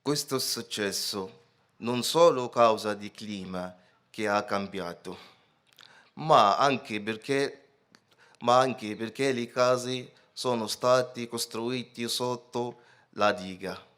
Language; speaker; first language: Italian; non-native, fluent; Arabic